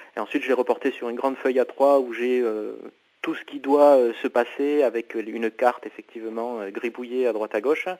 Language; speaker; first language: French; non-native, fluent; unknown